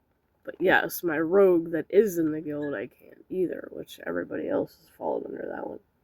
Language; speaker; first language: English; native; English